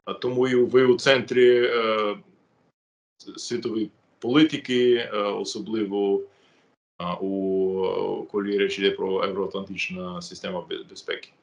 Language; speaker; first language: Ukrainian; non-native, fluent; English